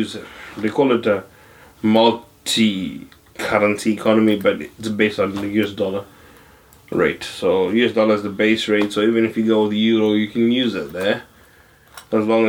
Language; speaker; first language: English; non-native, local second language; Shona